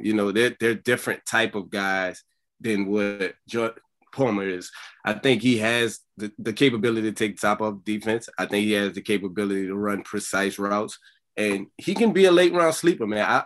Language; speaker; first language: English; native; English